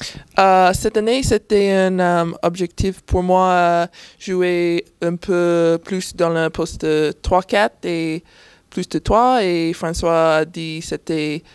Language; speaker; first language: French; non-native, learner; English